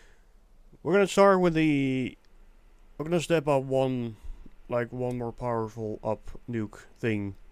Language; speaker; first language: English; non-native, fluent; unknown